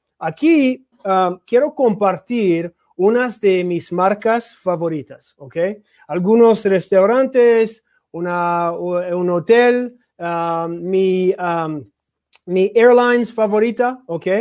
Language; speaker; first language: Spanish; non-native, learner; English